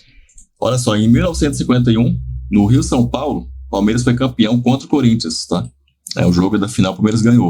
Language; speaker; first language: Portuguese; native; Portuguese